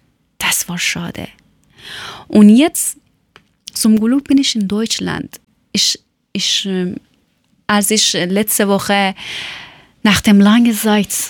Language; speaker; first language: German; non-native, learner; Persian